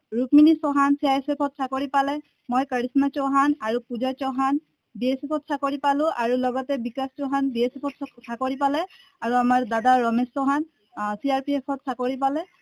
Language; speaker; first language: Assamese; non-native, local second language; Hindi